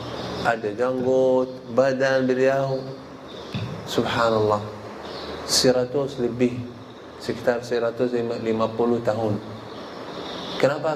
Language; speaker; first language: Indonesian; non-native, learner; Arabic